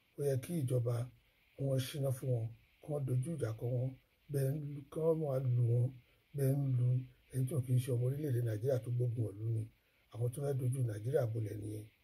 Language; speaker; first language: Yoruba; native; Yoruba